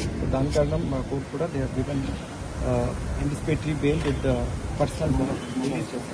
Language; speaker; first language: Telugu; non-native, learner; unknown